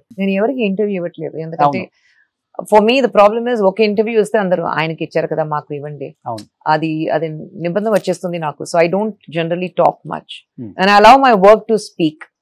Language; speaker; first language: Telugu; non-native, learner; Tamil